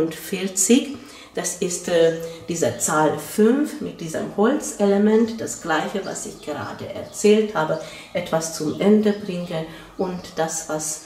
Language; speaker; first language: German; non-native, fluent; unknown